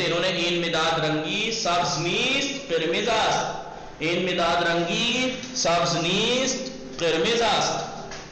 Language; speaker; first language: Persian; non-native, fluent; Urdu